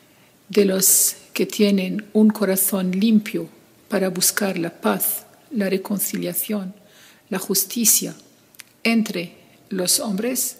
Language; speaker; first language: Spanish; non-native, fluent; Arabic